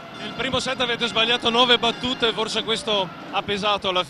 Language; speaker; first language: Italian; native; Italian